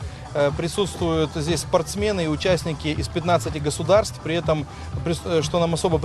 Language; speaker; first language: Russian; native; Russian